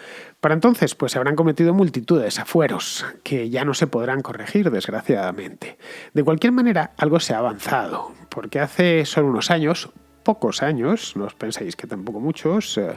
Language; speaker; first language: Spanish; native; Spanish